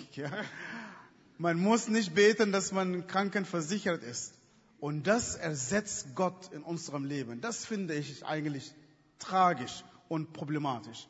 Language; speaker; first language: German; non-native, fluent; Arabic